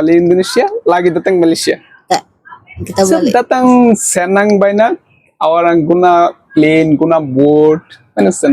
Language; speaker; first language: Indonesian; non-native, learner; Bangla